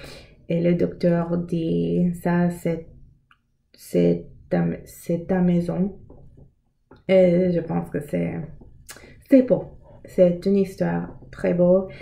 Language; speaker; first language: French; non-native, learner; English